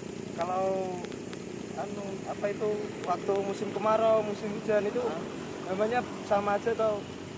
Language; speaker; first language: Indonesian; non-native, local second language; Javanese